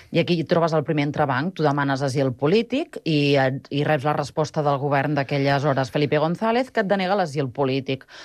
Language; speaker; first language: Catalan; native; Catalan